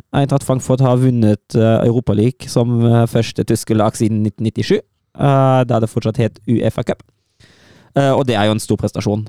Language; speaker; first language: Norwegian; non-native, fluent; German